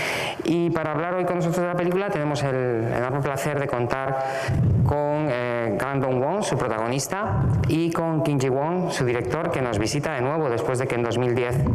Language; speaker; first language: Spanish; native; Spanish